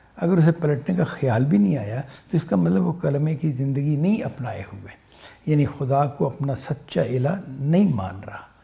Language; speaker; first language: Urdu; non-native, local second language; Punjabi